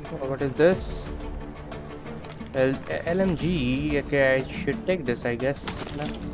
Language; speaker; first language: English; non-native, local second language; Hindi